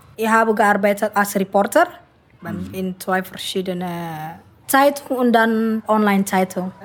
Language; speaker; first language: German; non-native, learner; Indonesian